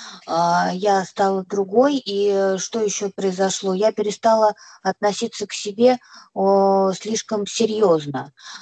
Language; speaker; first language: Russian; native; Russian